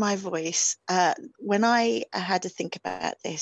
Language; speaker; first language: English; native; English